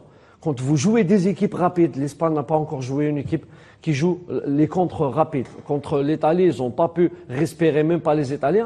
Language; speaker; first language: French; non-native, local second language; Arabic